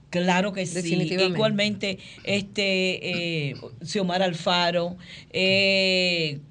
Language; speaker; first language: Spanish; early bilingual, heritage; Spanish